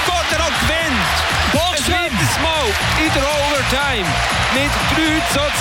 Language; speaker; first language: German; native; German